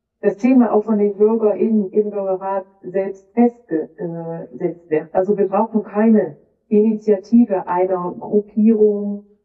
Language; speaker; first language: German; native; German